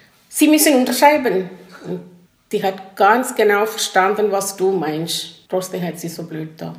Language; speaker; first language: German; non-native, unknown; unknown